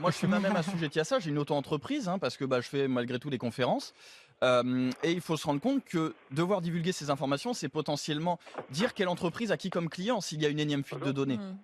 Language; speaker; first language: French; native; French